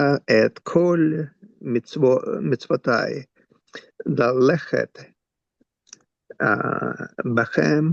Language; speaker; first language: Hebrew; non-native, learner; English